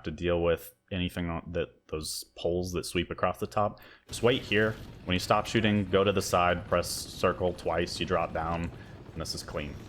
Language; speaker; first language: English; native; English